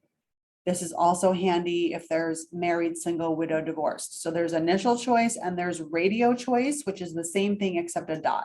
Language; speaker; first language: English; native; English